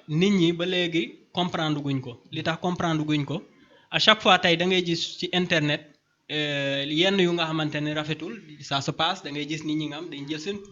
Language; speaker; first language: Wolof; non-native, local second language; Fula